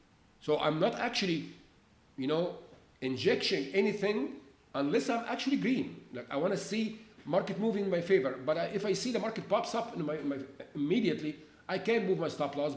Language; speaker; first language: English; non-native, fluent; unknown